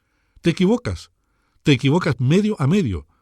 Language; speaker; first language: Spanish; native; Spanish